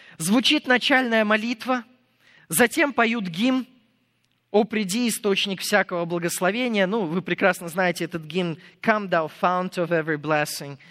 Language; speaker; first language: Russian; non-native, fluent; English